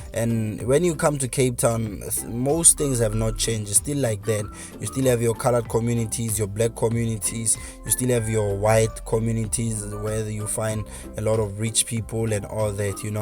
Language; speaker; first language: English; non-native, local second language; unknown